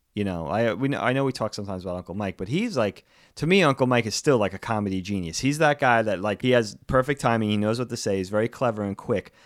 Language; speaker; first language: English; native; English